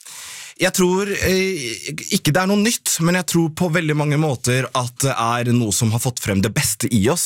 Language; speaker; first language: Norwegian; native; Norwegian